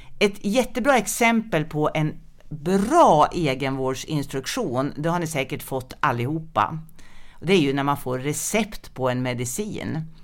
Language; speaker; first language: Swedish; native; Swedish